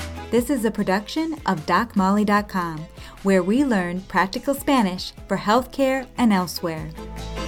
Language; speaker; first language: English; native; English